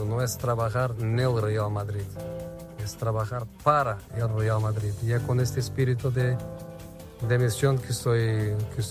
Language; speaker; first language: Spanish; non-native, fluent; Portuguese